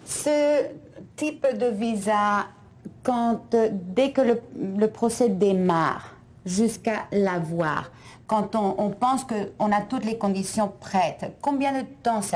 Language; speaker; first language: French; non-native, fluent; Spanish